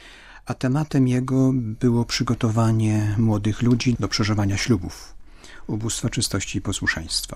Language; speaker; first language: Polish; native; Polish